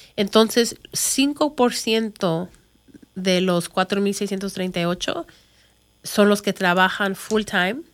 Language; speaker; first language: Spanish; early bilingual, other home language; English